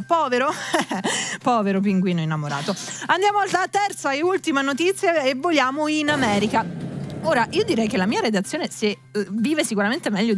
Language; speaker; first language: Italian; native; Italian